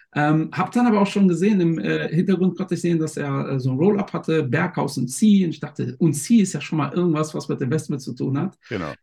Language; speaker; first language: German; native; German